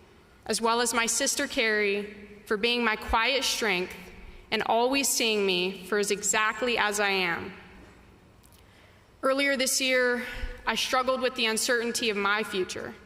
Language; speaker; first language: English; native; English